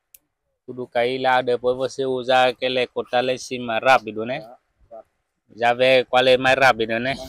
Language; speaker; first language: Portuguese; non-native, learner; Vietnamese